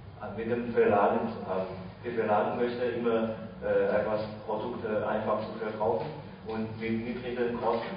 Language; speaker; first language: German; non-native, fluent; Chinese